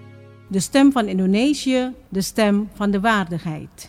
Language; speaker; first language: Dutch; non-native, fluent; Indonesian